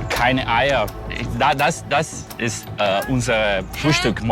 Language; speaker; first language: German; non-native, learner; Italian